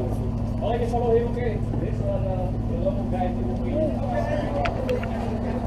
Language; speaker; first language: English; non-native, learner; Vietnamese